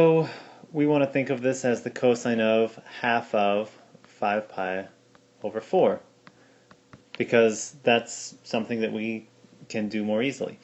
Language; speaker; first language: English; native; English